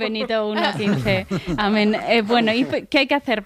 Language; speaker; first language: Spanish; native; Spanish